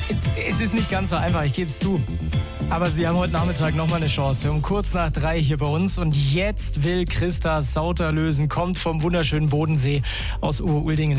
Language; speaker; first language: German; native; German